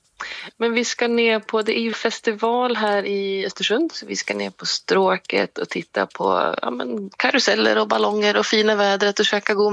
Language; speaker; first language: Swedish; native; Swedish